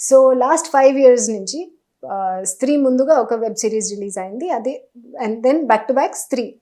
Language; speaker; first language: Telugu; non-native, local second language; Hindi